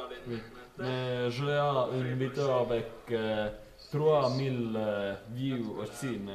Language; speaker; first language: French; non-native, learner; Estonian